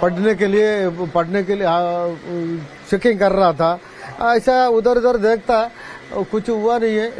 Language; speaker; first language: Hindi; non-native, local second language; Malayalam